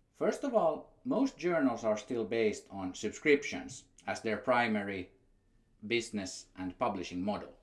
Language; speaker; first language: English; non-native, fluent; Finnish